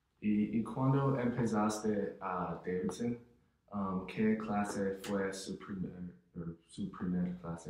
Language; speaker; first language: Spanish; non-native, learner; English